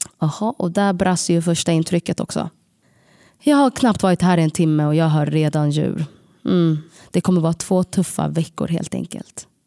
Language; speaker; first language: Swedish; early bilingual, other home language; Tigrinya